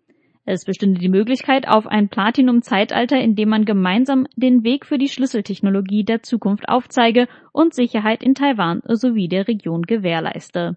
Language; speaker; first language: German; native; German